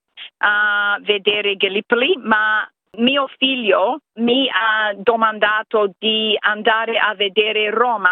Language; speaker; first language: Italian; non-native, fluent; English